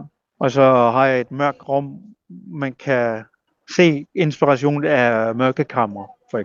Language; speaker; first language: Danish; non-native, local second language; Kalaallisut